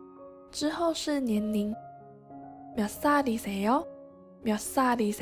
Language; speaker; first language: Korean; non-native, fluent; Chinese